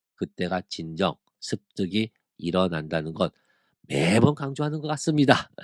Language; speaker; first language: Korean; native; Korean